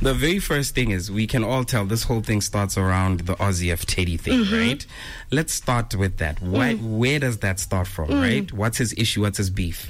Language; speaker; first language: English; non-native, local second language; Tswana